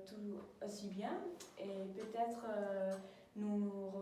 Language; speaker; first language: French; non-native, learner; Dutch